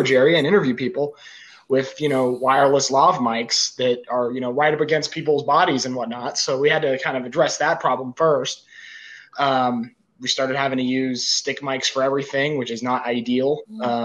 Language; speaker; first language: English; native; English